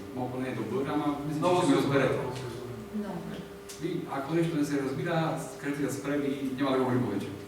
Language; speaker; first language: Bulgarian; non-native, learner; Polish